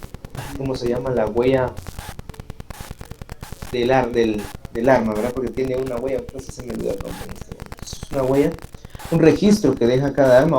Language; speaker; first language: Spanish; native; Spanish